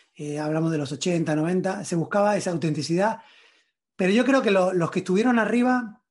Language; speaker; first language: Spanish; native; Spanish